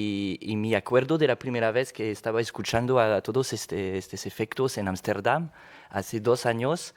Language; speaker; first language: Spanish; non-native, fluent; French